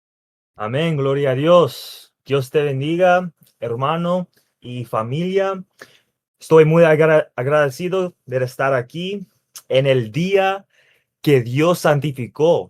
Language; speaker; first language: Spanish; non-native, fluent; English